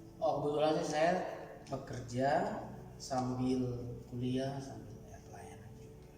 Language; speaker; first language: Indonesian; native; Indonesian